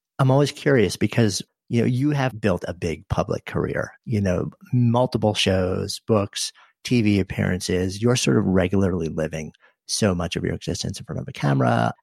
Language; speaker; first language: English; native; English